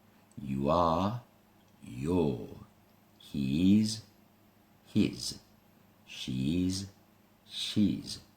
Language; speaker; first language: English; non-native, fluent; Spanish